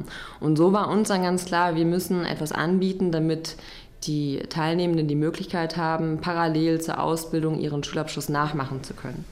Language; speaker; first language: German; native; German